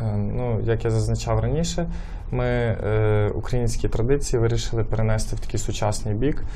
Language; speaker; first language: Ukrainian; native; Ukrainian